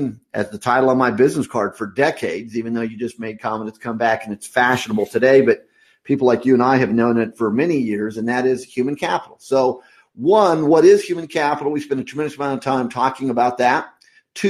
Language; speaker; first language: English; native; English